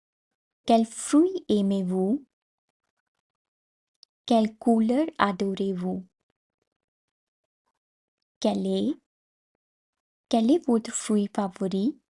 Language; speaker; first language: French; non-native, fluent; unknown